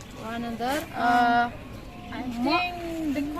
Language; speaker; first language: English; non-native, learner; Indonesian